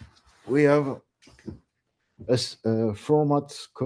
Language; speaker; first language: English; non-native, learner; French